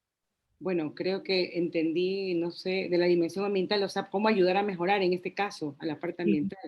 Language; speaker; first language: Spanish; native; Spanish